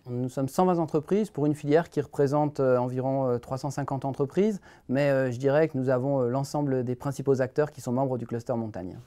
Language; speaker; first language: French; native; French